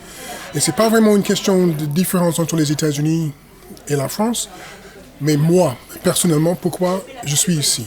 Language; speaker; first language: French; non-native, fluent; English